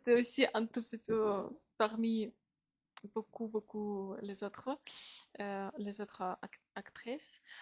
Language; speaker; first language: French; non-native, fluent; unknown